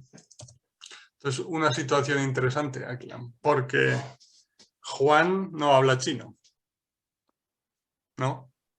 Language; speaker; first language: Spanish; non-native, fluent; English